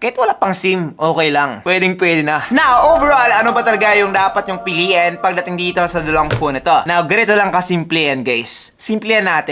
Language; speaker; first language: Filipino; native; Filipino